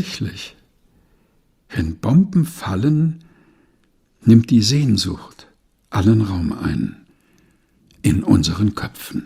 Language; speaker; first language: German; non-native, fluent; Portuguese